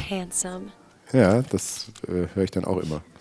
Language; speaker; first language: German; native; German